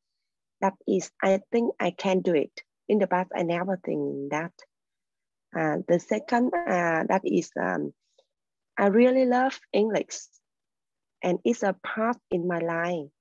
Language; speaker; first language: English; non-native, learner; Vietnamese